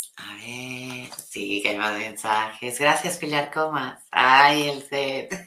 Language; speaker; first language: Spanish; non-native, local second language; Catalan